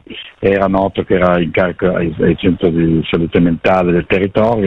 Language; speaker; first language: Italian; native; Italian